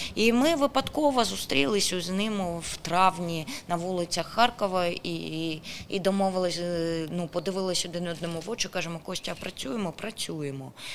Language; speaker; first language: Ukrainian; non-native, local second language; Russian